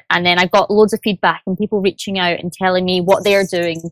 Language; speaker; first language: English; native; English